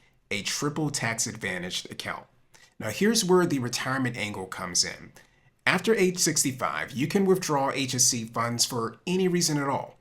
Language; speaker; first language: English; native; English